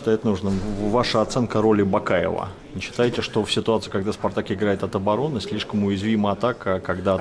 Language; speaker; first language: Russian; native; Russian